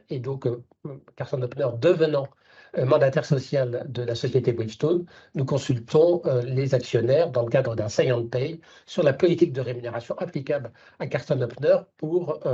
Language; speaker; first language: French; native; French